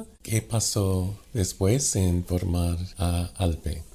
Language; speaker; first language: Spanish; non-native, fluent; English